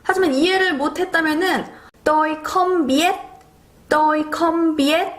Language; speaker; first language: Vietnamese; non-native, fluent; Korean